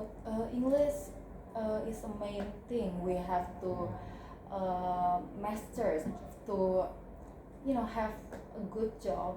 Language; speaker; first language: English; non-native, learner; Indonesian